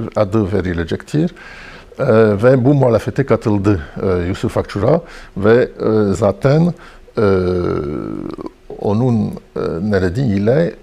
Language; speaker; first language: Turkish; non-native, fluent; French